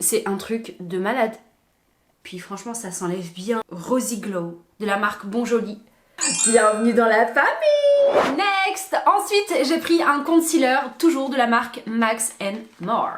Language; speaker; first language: French; native; French